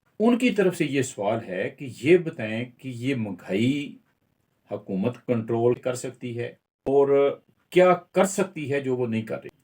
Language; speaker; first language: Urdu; non-native, local second language; Punjabi